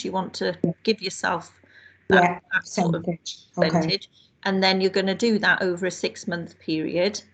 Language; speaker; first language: English; native; English